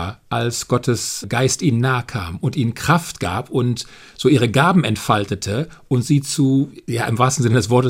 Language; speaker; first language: German; native; German